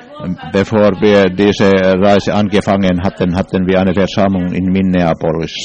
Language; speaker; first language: German; non-native, learner; English